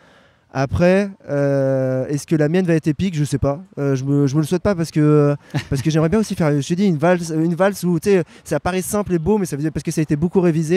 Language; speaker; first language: French; native; French